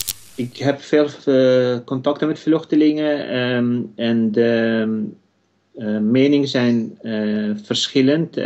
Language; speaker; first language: Dutch; non-native, fluent; Kurdish